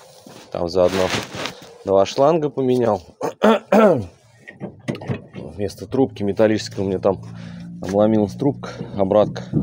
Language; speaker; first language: Russian; native; Russian